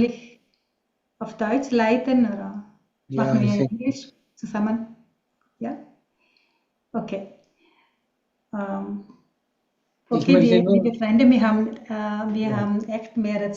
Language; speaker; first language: German; non-native, learner; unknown